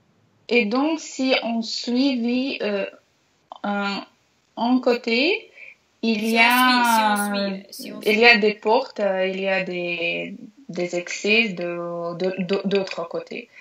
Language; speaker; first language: French; non-native, learner; Russian